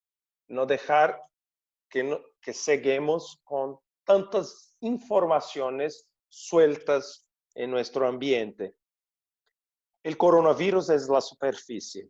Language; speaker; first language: Spanish; non-native, fluent; Portuguese